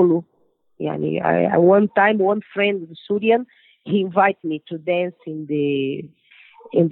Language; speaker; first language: English; non-native, learner; Portuguese